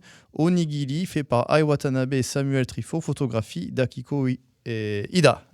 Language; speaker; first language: French; native; French